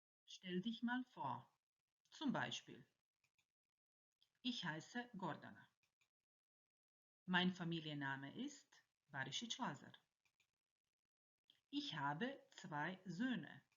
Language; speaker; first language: German; non-native, fluent; Croatian